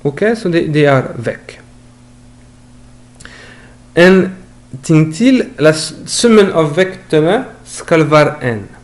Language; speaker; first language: Norwegian; non-native, fluent; French